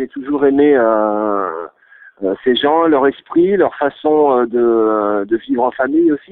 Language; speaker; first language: French; native; French